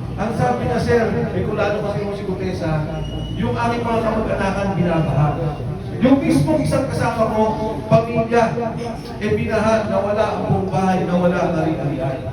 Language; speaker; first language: Filipino; native; Filipino